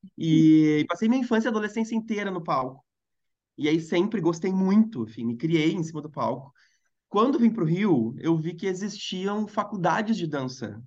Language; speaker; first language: Portuguese; native; Portuguese